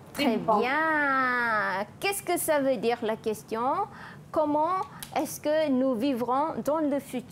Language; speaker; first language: French; non-native, fluent; Malay